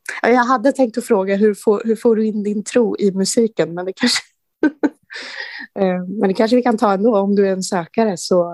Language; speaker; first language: Swedish; native; Swedish